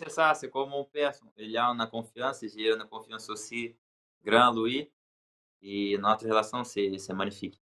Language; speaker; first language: French; non-native, learner; Portuguese